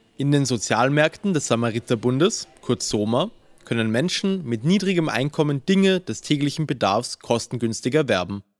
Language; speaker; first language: German; native; German